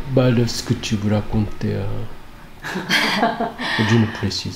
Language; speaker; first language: French; non-native, fluent; Japanese